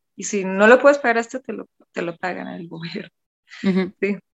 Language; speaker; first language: Spanish; non-native, fluent; German